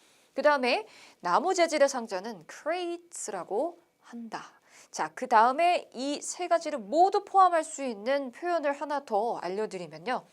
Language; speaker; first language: Korean; native; Korean